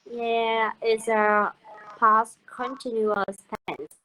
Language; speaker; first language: English; non-native, learner; Vietnamese